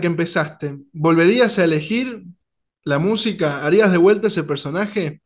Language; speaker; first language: Spanish; native; Spanish